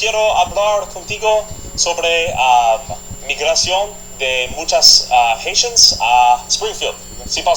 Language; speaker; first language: Spanish; non-native, learner; English